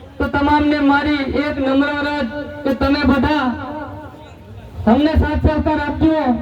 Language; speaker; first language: Gujarati; non-native, local second language; Rathawi